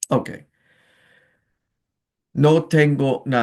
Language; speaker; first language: Spanish; non-native, fluent; English